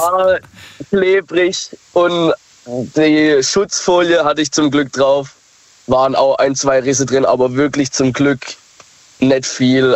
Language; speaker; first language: German; native; German